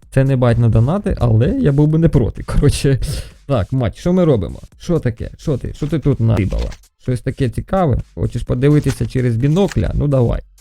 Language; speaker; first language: Ukrainian; non-native, local second language; Russian